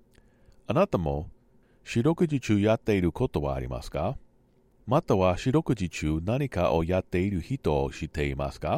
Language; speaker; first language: Japanese; non-native, learner; English